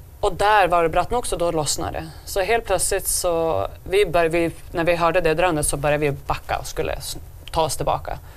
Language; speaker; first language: Swedish; native; Swedish